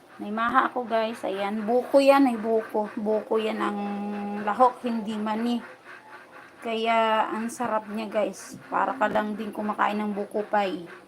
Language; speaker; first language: Filipino; native; Filipino